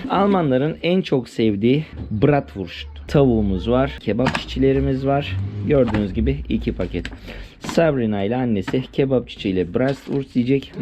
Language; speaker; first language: Turkish; early bilingual, heritage; Turkish